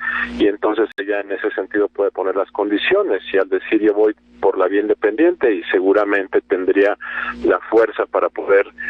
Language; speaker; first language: Spanish; native; Spanish